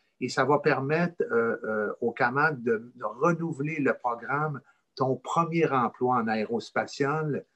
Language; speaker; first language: French; native; French